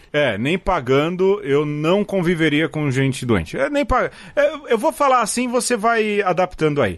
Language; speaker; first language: Portuguese; native; Portuguese